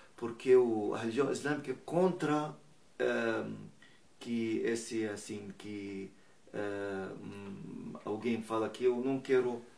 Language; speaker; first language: Portuguese; non-native, learner; Persian